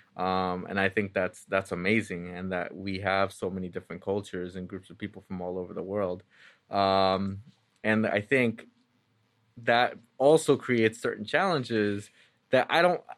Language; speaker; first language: English; early bilingual, other home language; Spanish